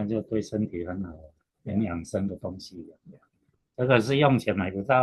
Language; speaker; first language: Chinese; native; Chinese